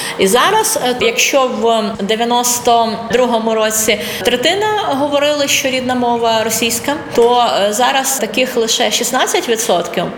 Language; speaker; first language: Ukrainian; non-native, local second language; Russian